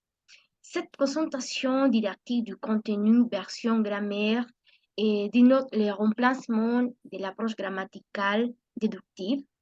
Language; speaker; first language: French; non-native, learner; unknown